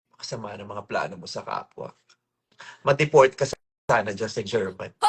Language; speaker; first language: Filipino; native; Filipino